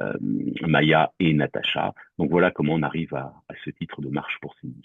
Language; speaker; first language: French; native; French